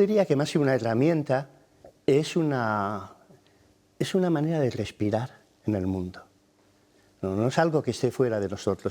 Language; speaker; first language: Spanish; native; Spanish